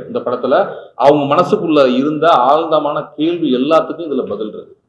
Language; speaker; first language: Tamil; native; Tamil